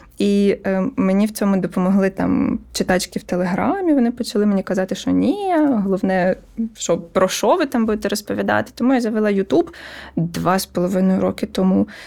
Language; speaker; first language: Ukrainian; non-native, local second language; Russian